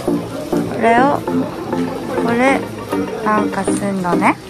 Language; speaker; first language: Japanese; native; Japanese